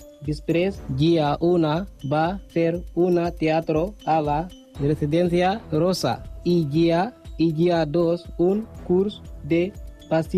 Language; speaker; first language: Catalan; non-native, learner; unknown